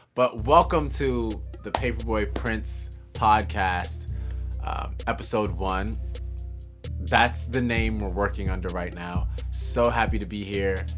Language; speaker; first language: English; native; English